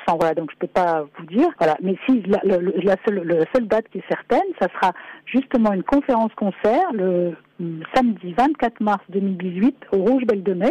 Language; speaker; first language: French; native; French